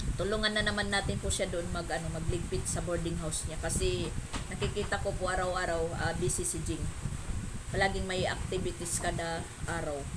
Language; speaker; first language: Filipino; non-native, local second language; Waray